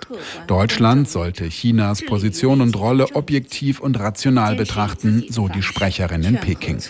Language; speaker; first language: German; native; German